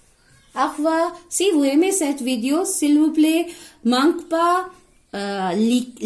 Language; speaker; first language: French; non-native, learner; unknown